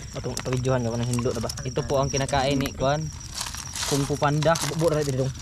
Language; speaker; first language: Filipino; non-native, local second language; Iloko